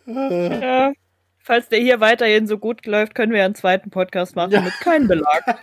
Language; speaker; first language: German; native; German